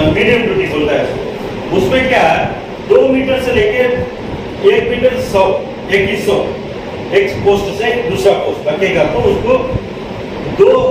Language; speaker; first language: Hindi; non-native, local second language; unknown